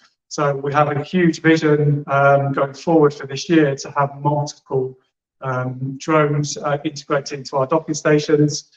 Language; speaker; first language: English; native; English